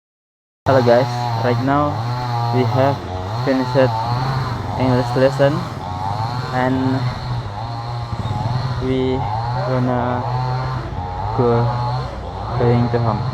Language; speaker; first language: English; non-native, learner; Indonesian